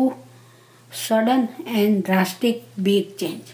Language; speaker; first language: English; non-native, local second language; Gujarati